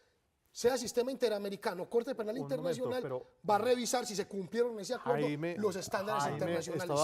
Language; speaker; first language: Spanish; native; Spanish